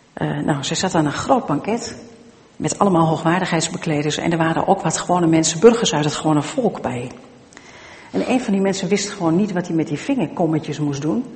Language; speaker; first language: Dutch; native; Dutch